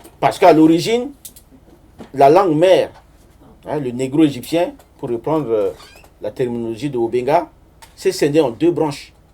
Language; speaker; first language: French; non-native, local second language; Sango